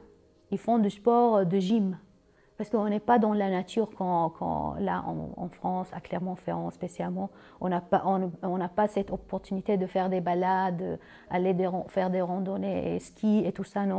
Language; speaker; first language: French; non-native, learner; Arabic